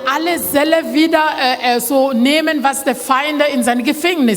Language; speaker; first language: German; non-native, learner; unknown